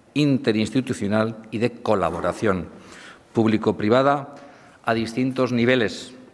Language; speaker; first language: Spanish; native; Spanish